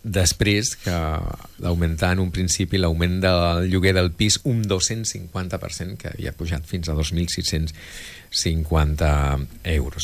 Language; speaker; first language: Catalan; native; Catalan